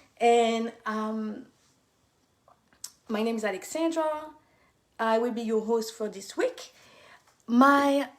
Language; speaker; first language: English; non-native, fluent; French